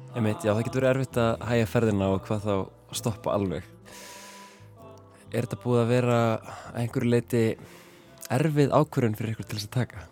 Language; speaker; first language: Icelandic; native; Icelandic